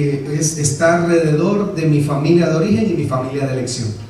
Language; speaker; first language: Spanish; native; Spanish